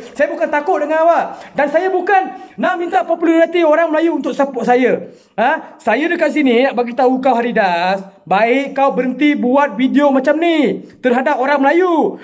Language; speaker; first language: Malay; non-native, local second language; Tamil